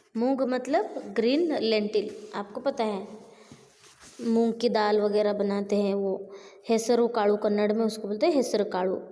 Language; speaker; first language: Hindi; non-native, local second language; Marathi